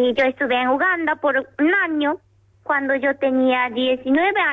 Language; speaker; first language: Spanish; non-native, learner; Japanese